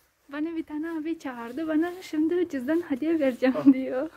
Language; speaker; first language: Turkish; non-native, learner; Uzbek